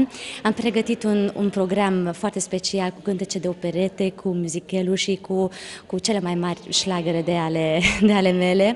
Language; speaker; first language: Romanian; non-native, local second language; Hungarian